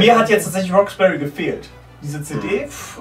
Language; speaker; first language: German; native; German